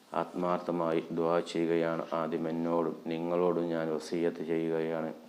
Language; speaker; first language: Malayalam; native; Malayalam